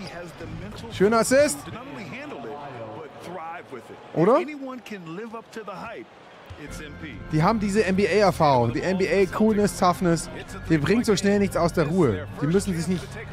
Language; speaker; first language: German; native; German